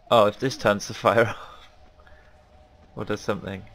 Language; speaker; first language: English; native; English